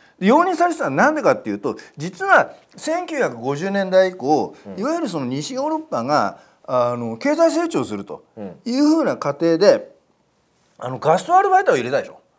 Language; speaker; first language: Japanese; native; Japanese